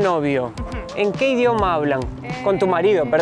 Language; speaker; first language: Spanish; native; Spanish